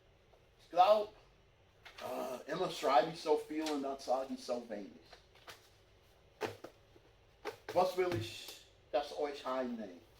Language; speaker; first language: German; non-native, fluent; English